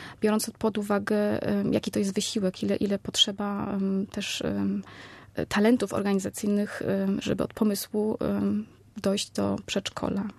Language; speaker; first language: Polish; native; Polish